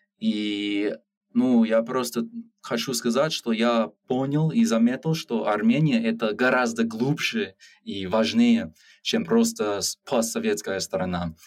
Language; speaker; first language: Russian; non-native, learner; English